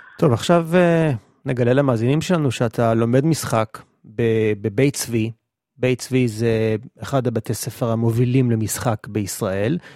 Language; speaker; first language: Hebrew; native; Hebrew